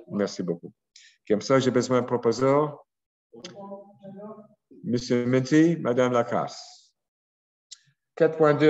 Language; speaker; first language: French; non-native, local second language; English